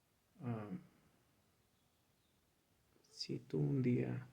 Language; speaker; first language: Spanish; native; Spanish